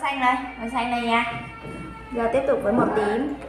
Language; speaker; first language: Vietnamese; native; Vietnamese